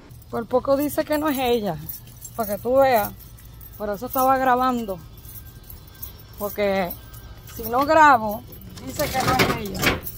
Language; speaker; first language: Spanish; native; Spanish